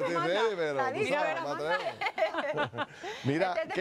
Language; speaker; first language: Spanish; native; Spanish